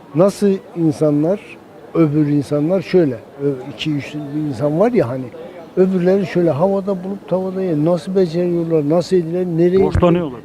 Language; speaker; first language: Turkish; native; Turkish